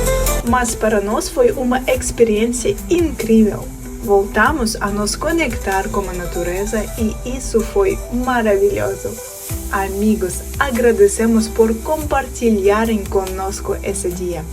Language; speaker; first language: Portuguese; non-native, fluent; Russian